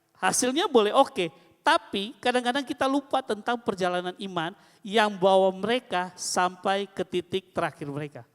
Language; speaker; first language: Indonesian; native; Indonesian